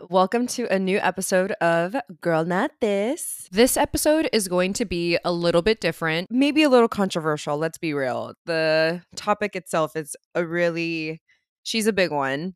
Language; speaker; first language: English; early bilingual, other home language; Spanish